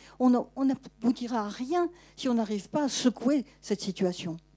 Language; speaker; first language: French; native; French